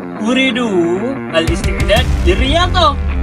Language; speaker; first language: Arabic; non-native, learner; Malay